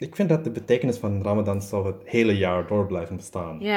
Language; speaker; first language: Dutch; non-native, learner; German